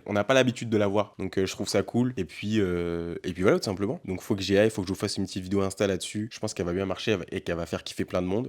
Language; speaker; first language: French; native; French